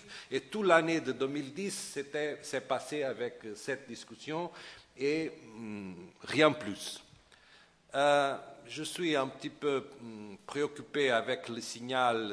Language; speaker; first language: French; non-native, fluent; Portuguese